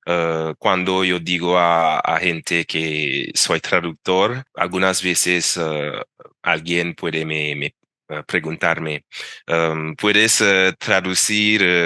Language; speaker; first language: Spanish; non-native, fluent; English